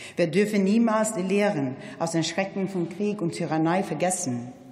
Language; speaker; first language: German; non-native, fluent; Swedish